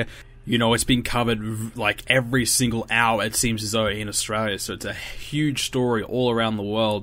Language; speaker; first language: English; native; English